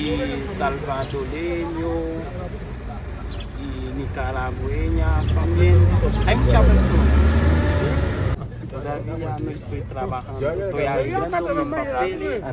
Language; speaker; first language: Spanish; non-native, learner; Haitian Creole